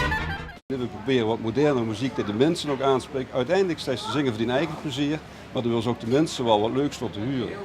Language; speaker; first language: Dutch; native; Dutch